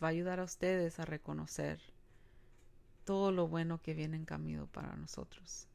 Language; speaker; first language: Spanish; early bilingual, other home language; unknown